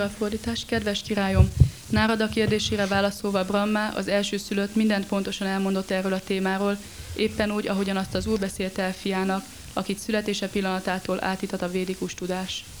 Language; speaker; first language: Hungarian; native; Hungarian